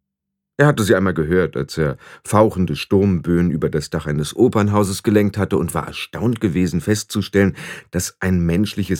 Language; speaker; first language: German; native; German